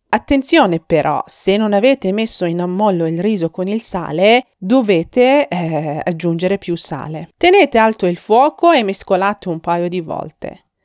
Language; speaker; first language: Italian; non-native, fluent; Persian